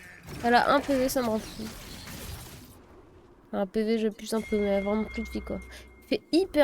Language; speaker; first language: French; native; French